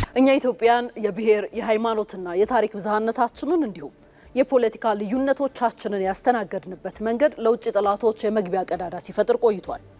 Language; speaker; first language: Amharic; native; Amharic